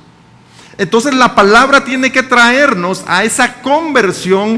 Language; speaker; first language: Spanish; native; Spanish